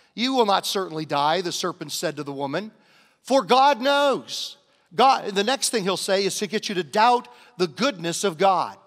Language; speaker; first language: English; native; English